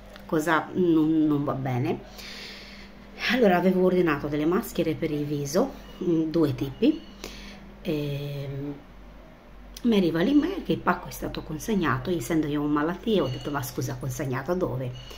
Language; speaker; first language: Italian; non-native, fluent; Romanian